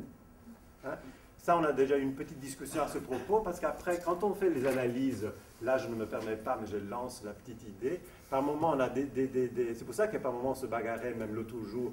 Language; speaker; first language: French; non-native, fluent; Italian